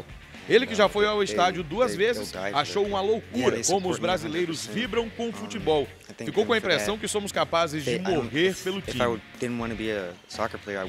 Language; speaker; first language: Portuguese; native; Portuguese